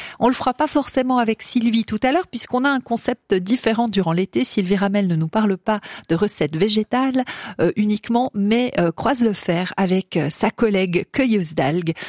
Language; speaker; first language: French; native; French